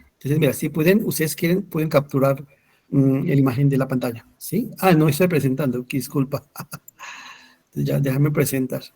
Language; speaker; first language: Spanish; non-native, fluent; Hindi